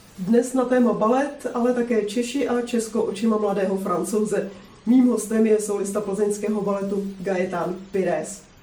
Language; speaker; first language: Czech; native; Czech